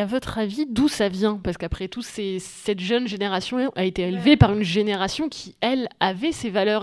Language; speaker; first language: French; native; French